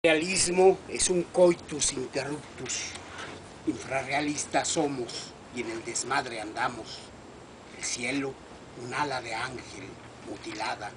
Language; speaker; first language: Spanish; native; Spanish